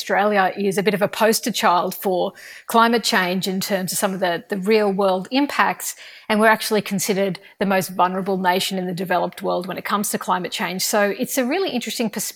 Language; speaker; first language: English; native; English